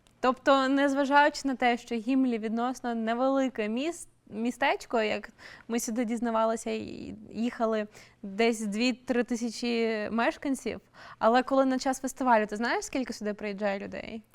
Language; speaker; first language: Ukrainian; native; Ukrainian